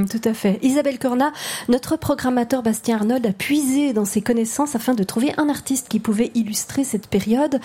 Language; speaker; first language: French; native; French